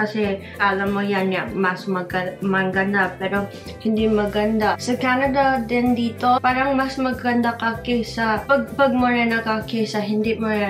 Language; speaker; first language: Filipino; non-native, learner; English